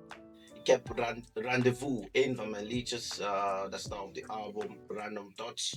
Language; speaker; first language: Dutch; non-native, fluent; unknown